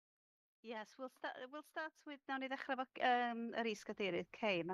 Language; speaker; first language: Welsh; native; Welsh